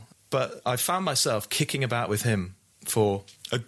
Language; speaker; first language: English; native; English